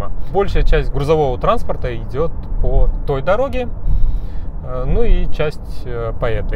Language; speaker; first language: Russian; native; Russian